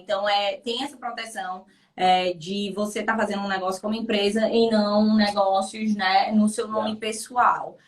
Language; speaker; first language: Portuguese; native; Portuguese